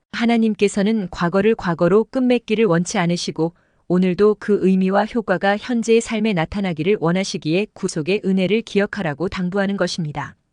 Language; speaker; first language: Korean; native; Korean